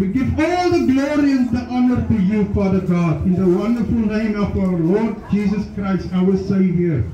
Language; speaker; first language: English; non-native, local second language; Afrikaans